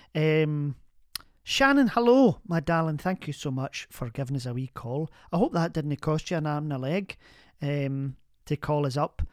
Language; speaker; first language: English; native; English